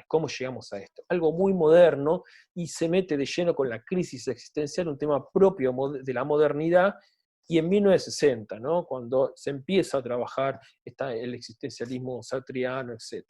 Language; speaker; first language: Spanish; native; Spanish